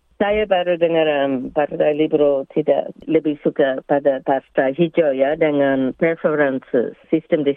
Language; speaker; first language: Indonesian; early bilingual, heritage; English